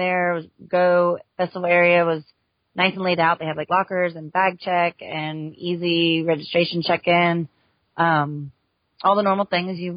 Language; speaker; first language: English; native; English